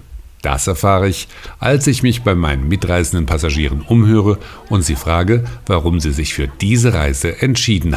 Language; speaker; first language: German; native; German